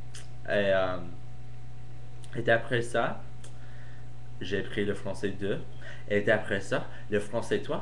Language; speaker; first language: French; non-native, fluent; English